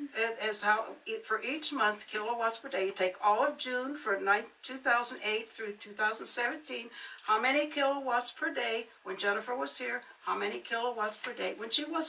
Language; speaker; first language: English; native; English